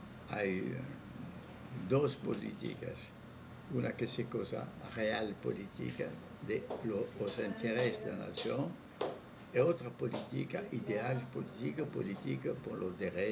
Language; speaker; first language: Spanish; non-native, fluent; French